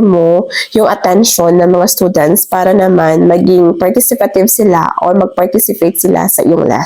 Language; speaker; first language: Filipino; native; Filipino